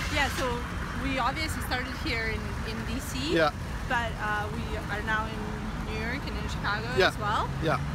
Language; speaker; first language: English; non-native, fluent; Serbian